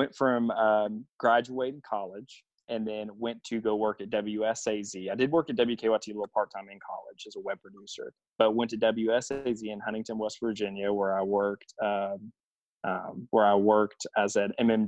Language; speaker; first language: English; native; English